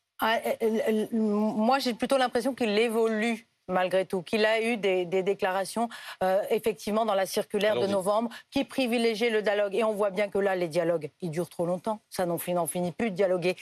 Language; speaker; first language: French; native; French